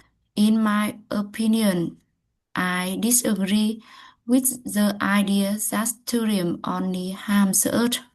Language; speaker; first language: English; non-native, learner; Vietnamese